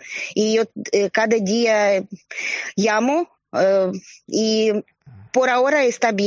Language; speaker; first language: Spanish; non-native, learner; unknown